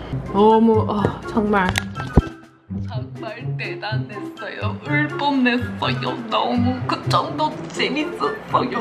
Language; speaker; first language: Korean; non-native, fluent; English